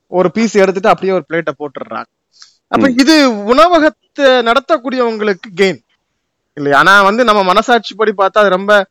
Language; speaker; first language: Tamil; native; Tamil